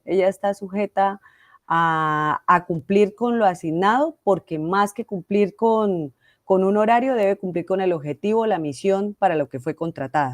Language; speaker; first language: Spanish; native; Spanish